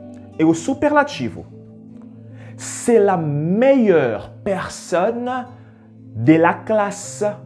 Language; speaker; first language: French; non-native, fluent; Portuguese